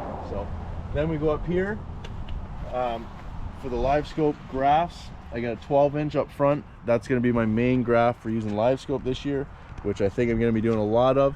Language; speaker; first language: English; native; English